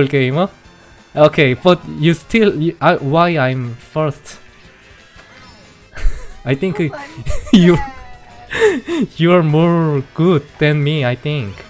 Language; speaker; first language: English; non-native, learner; Korean